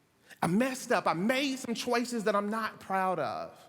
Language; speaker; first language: English; native; English